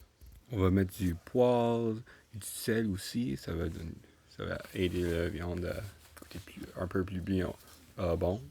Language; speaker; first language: French; non-native, local second language; English